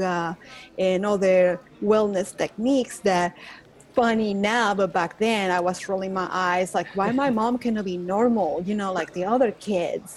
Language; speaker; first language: English; non-native, fluent; Spanish